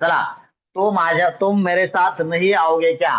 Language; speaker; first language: Hindi; non-native, local second language; Marathi